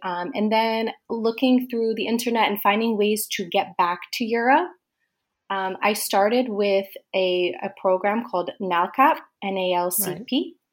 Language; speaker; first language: English; native; English